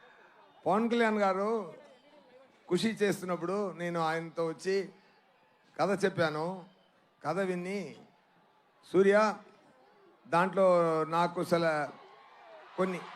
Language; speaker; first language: Telugu; non-native, learner; Tamil